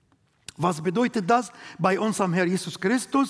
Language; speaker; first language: German; non-native, learner; Arabic